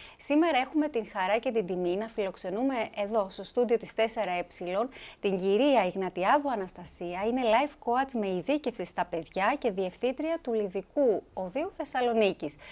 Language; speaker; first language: Greek; native; Greek